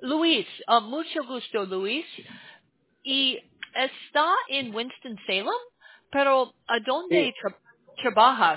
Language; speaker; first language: Spanish; non-native, learner; English